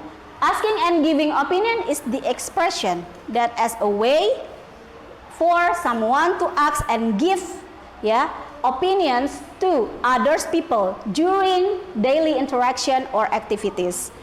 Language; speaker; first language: English; non-native, learner; Indonesian